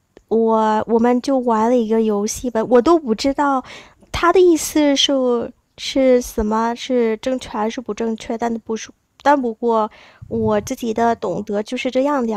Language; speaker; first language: Chinese; non-native, fluent; Vietnamese